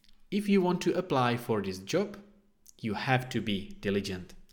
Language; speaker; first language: English; non-native, fluent; Czech